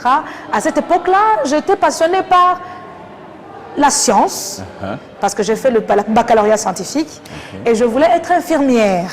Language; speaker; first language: French; non-native, local second language; Kinyarwanda